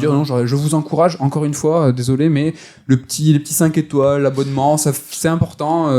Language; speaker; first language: French; native; French